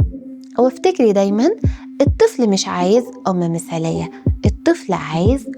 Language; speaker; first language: Arabic; native; Arabic